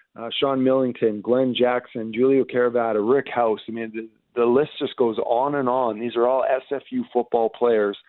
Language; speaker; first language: English; native; English